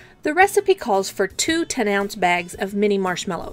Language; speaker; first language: English; native; English